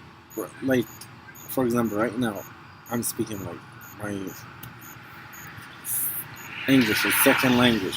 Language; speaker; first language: English; non-native, fluent; Arabic